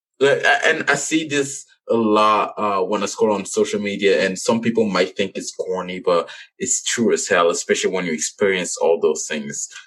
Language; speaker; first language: English; non-native, local second language; French